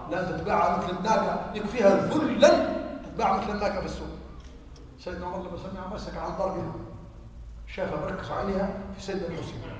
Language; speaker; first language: Arabic; native; Arabic